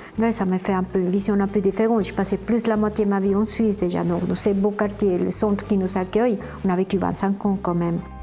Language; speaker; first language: French; non-native, fluent; Spanish